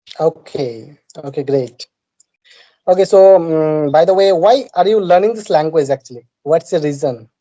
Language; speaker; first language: English; non-native, learner; Bangla